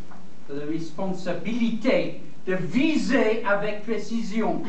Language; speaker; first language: French; non-native, learner; English